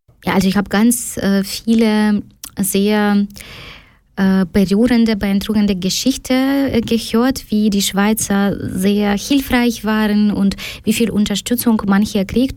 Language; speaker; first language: German; non-native, fluent; Ukrainian